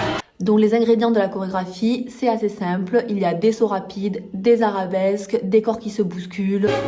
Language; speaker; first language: French; native; French